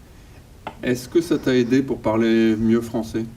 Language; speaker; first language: French; native; French